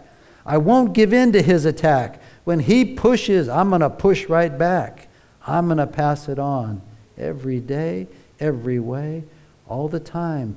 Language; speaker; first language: English; native; English